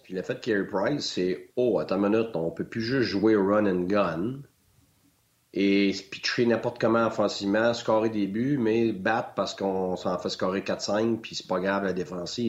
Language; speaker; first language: French; native; French